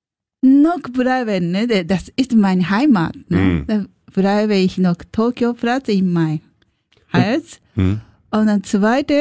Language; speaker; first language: German; non-native, learner; Japanese